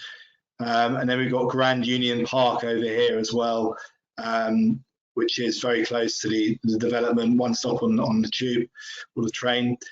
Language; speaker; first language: English; native; English